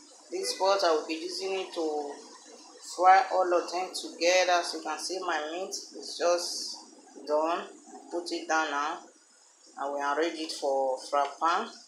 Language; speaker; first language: English; non-native, local second language; Igbo